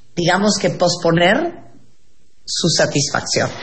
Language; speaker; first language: Spanish; native; Spanish